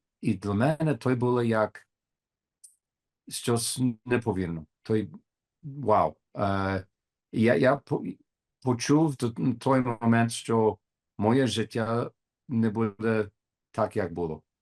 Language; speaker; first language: Ukrainian; non-native, learner; English